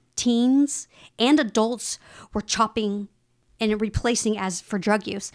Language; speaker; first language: English; native; English